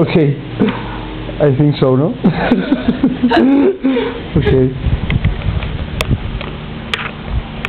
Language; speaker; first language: English; non-native, learner; Catalan